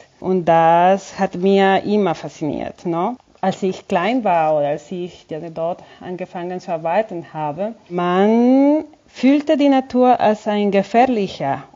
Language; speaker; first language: German; non-native, fluent; Spanish